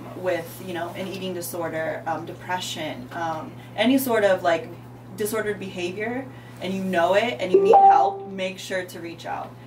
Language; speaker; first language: English; native; English